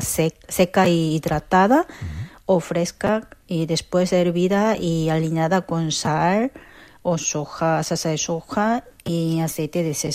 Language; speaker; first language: Spanish; non-native, fluent; Korean